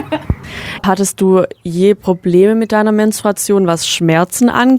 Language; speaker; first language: German; native; German